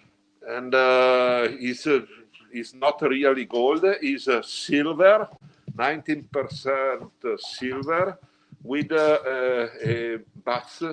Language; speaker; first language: English; non-native, learner; Italian